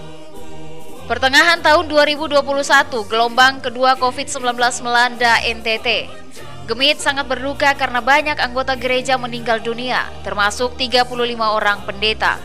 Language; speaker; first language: Indonesian; native; Indonesian